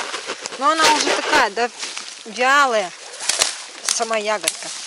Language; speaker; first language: Russian; native; Russian